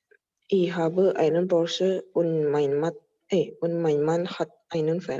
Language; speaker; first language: German; non-native, learner; Indonesian